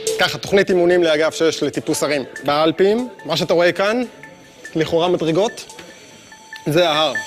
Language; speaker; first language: Hebrew; native; Hebrew